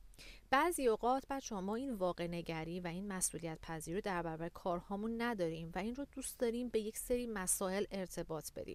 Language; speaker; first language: Persian; native; Persian